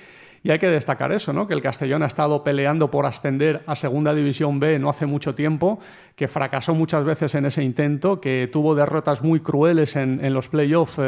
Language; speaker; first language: Spanish; native; Spanish